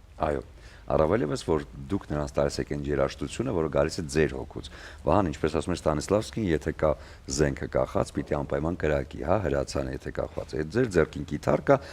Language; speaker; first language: Armenian; native; Armenian